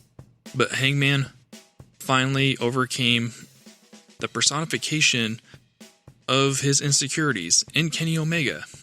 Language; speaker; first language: English; native; English